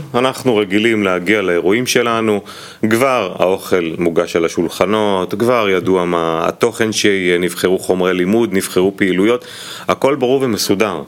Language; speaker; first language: Hebrew; native; Hebrew